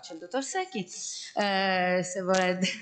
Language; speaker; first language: Italian; native; Italian